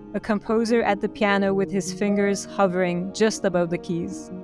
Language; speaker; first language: English; non-native, fluent; Turkish